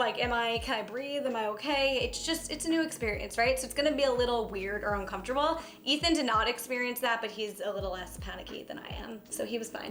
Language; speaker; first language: English; native; English